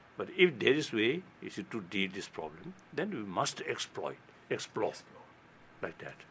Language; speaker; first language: English; non-native, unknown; Tibetan